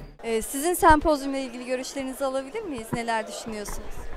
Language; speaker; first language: Turkish; native; Turkish